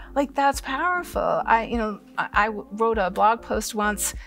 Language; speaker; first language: English; native; English